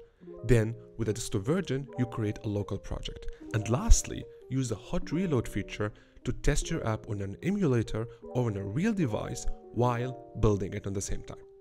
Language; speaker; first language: English; non-native, fluent; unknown